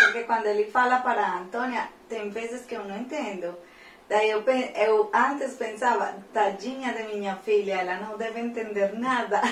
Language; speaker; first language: Portuguese; non-native, fluent; Spanish